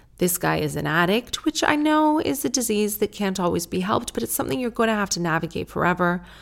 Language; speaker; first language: English; native; English